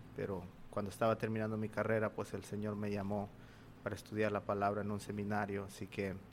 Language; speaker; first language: Spanish; native; Spanish